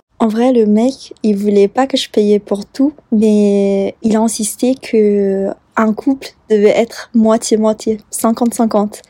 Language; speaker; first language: French; non-native, fluent; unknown